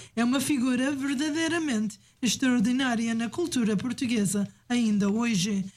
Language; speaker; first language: Portuguese; native; Portuguese